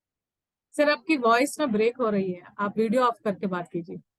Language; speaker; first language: Hindi; native; Hindi